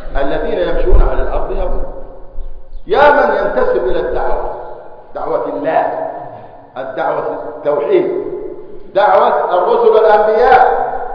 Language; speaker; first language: Arabic; native; Arabic